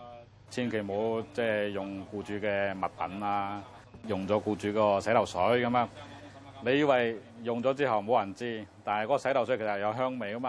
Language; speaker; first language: Cantonese; native; Cantonese